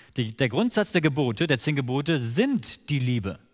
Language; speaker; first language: German; native; German